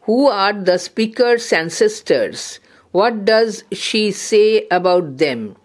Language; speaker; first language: English; non-native, local second language; Bangla